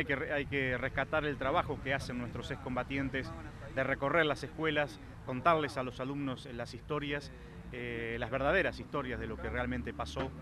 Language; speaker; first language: Spanish; native; Spanish